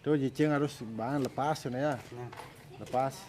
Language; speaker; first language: Indonesian; non-native, local second language; Balinese